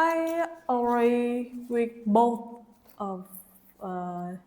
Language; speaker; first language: English; non-native, learner; Vietnamese